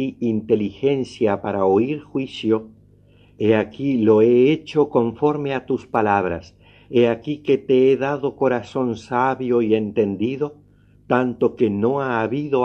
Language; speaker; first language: Spanish; native; Spanish